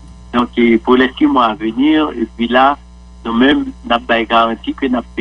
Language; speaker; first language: French; non-native, local second language; Haitian Creole